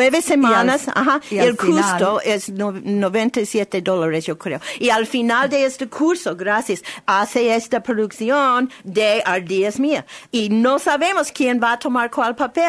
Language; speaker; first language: Spanish; non-native, learner; English